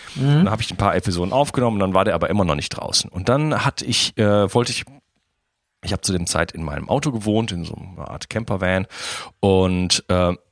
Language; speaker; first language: German; native; German